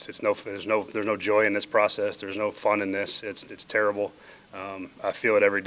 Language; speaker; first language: English; native; English